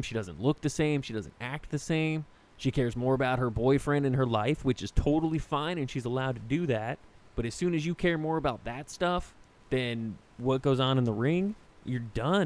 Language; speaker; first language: English; native; English